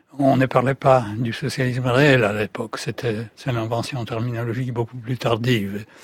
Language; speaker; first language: French; non-native, fluent; Russian